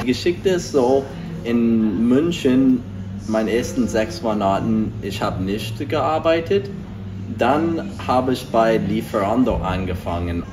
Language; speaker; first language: German; non-native, fluent; English